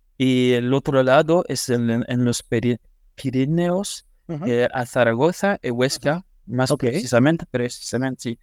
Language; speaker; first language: Spanish; non-native, learner; French